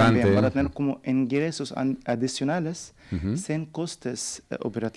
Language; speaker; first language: Spanish; non-native, learner; Arabic